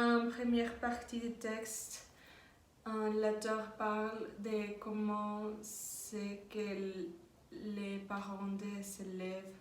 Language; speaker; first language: French; non-native, learner; Spanish